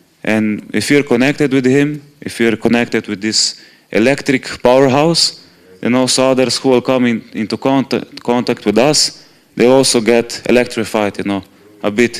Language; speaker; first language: English; non-native, fluent; Slovenian